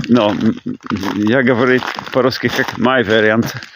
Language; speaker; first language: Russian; non-native, learner; English